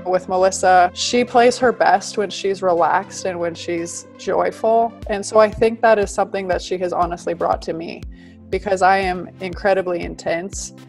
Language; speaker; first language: English; native; English